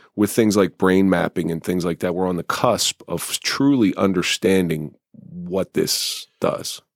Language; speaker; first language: English; native; English